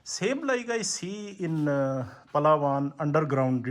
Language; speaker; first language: English; non-native, learner; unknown